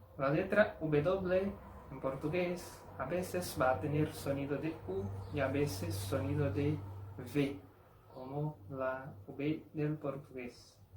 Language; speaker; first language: Spanish; non-native, fluent; Portuguese